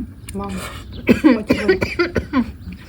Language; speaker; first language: Russian; native; Russian